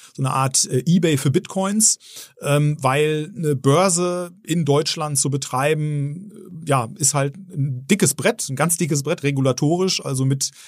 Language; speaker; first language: German; native; German